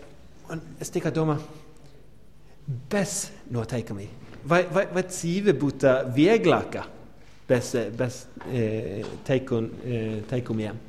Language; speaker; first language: Latvian; non-native, learner; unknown